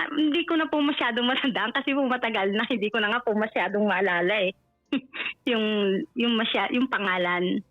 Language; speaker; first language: Filipino; native; Filipino